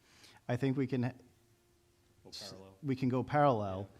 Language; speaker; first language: English; native; English